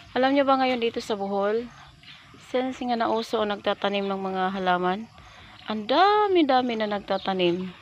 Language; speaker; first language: Filipino; non-native, local second language; Cebuano